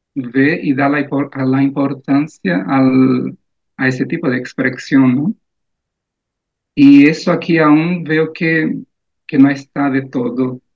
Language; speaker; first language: Spanish; non-native, fluent; Portuguese